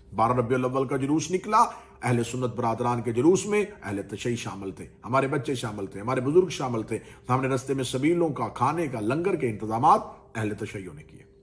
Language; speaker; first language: Urdu; non-native, local second language; Punjabi